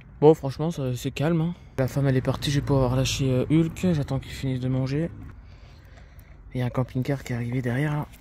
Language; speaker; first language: French; native; French